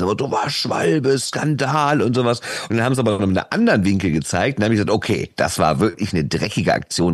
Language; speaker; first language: German; native; German